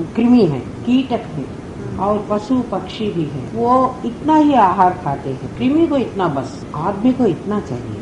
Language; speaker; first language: Hindi; non-native, local second language; Telugu